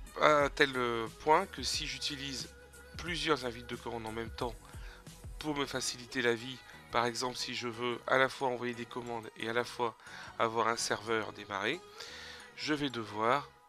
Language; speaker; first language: French; native; French